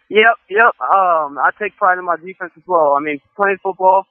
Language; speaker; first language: English; native; English